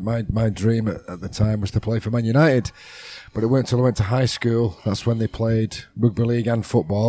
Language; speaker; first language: English; native; English